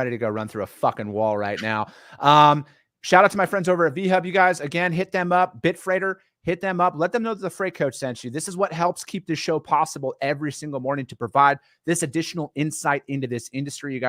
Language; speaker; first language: English; native; English